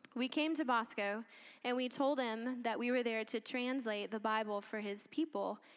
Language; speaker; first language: English; native; English